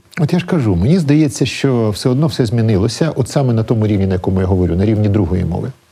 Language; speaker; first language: Ukrainian; native; Ukrainian